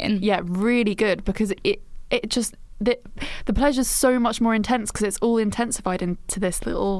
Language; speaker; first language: English; native; English